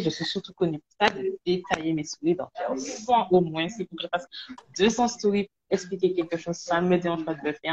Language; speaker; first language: French; native; French